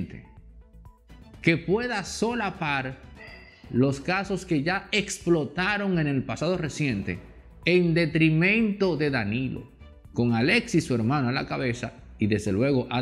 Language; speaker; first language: Spanish; native; Spanish